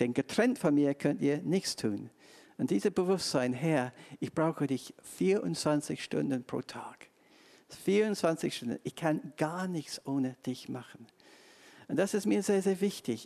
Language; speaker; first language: German; non-native, fluent; English